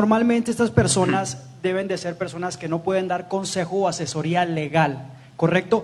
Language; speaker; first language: Spanish; native; Spanish